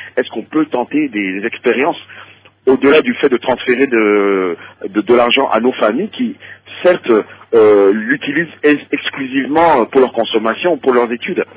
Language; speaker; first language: French; non-native, local second language; Lingala